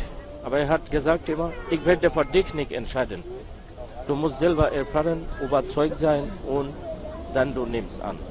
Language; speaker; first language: German; non-native, learner; Bangla